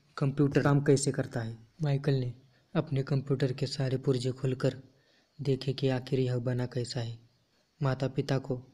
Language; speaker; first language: Hindi; non-native, local second language; Marathi